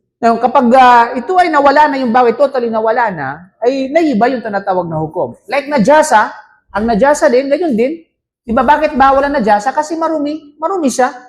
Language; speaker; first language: Filipino; non-native, local second language; Cebuano